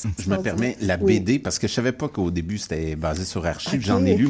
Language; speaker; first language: French; native; French